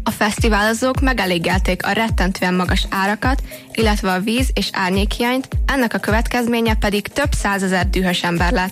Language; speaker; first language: Hungarian; native; Hungarian